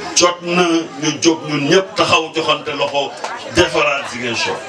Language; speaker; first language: Wolof; non-native, local second language; Jola-Fonyi